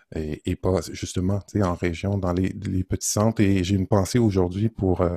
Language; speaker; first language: French; native; French